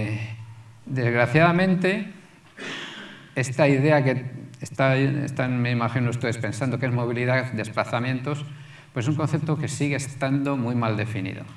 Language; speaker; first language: Spanish; native; Spanish